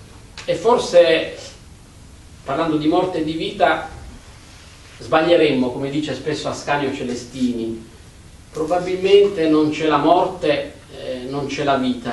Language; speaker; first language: Italian; native; Italian